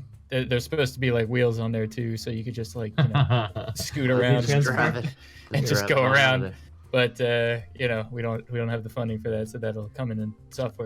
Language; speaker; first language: English; native; English